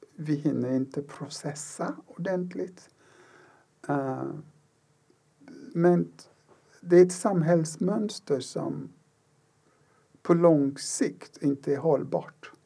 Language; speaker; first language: Swedish; non-native, fluent; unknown